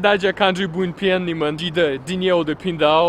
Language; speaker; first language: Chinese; non-native, fluent; Russian